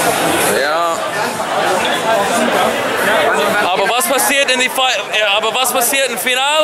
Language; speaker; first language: German; non-native, learner; English